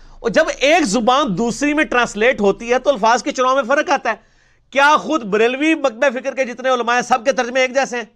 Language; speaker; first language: Urdu; non-native, local second language; Punjabi